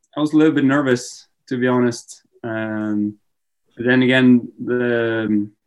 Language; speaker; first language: English; non-native, fluent; Norwegian